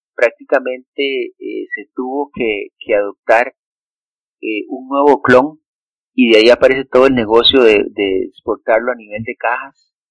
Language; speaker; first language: Spanish; native; Spanish